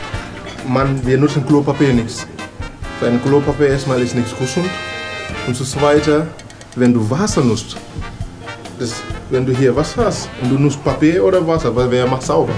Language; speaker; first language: German; non-native, learner; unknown